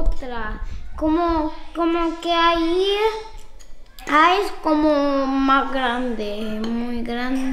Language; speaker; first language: Spanish; early bilingual, heritage; Spanish